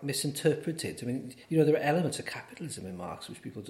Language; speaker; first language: English; native; English